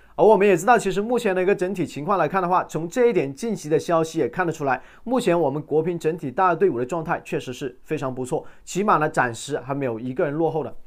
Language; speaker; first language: Chinese; native; Chinese